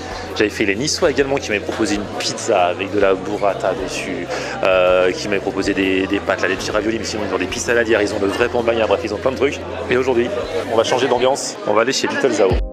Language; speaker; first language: French; native; French